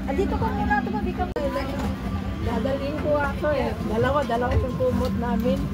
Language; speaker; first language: Filipino; non-native, local second language; Cebuano